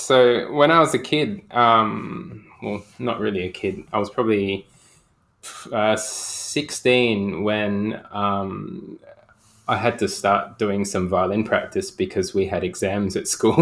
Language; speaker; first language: English; native; English